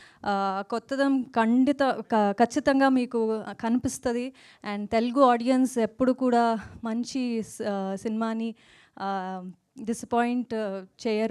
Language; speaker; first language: Telugu; non-native, learner; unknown